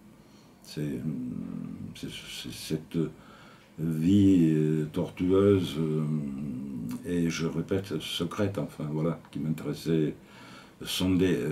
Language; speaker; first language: French; native; French